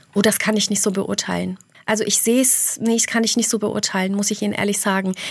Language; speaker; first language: German; early bilingual, other home language; Albanian